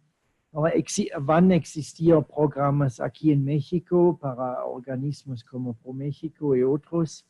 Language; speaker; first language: Spanish; non-native, fluent; German